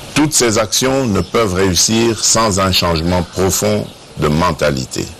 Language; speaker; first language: French; non-native, local second language; Luba-Lulua